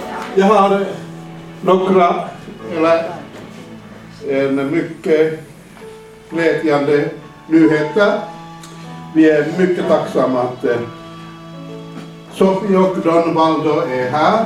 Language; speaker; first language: Swedish; non-native, fluent; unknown